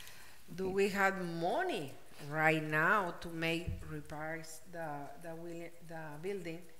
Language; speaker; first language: English; non-native, fluent; Spanish